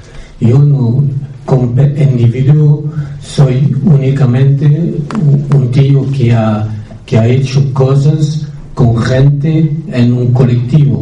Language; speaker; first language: Spanish; non-native, fluent; French